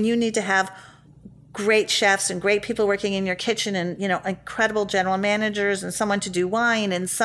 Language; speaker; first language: English; native; English